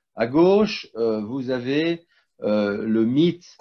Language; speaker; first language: French; native; French